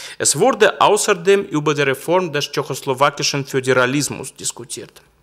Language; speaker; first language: German; non-native, fluent; Russian